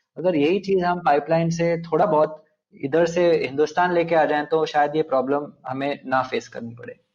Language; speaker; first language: Hindi; non-native, local second language; Telugu